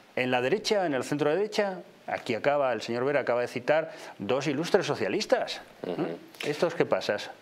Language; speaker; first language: Spanish; native; Spanish